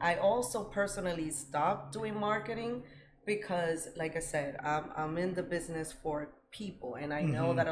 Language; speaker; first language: English; early bilingual, other home language; Spanish